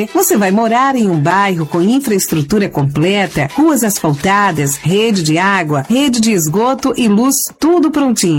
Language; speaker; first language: Portuguese; native; Portuguese